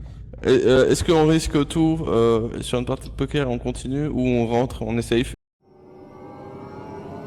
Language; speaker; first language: French; native; French